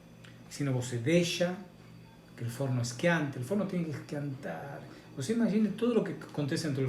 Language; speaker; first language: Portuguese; non-native, learner; Spanish